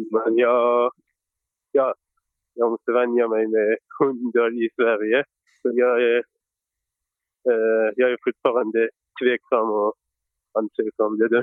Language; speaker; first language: Swedish; non-native, fluent; Persian